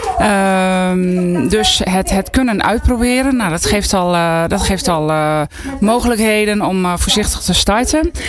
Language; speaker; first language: Dutch; native; Dutch